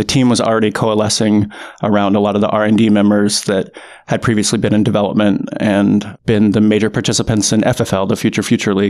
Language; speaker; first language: English; native; English